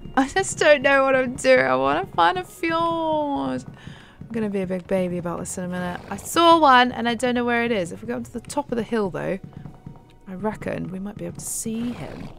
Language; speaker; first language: English; native; English